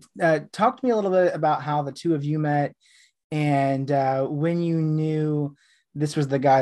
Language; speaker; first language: English; native; English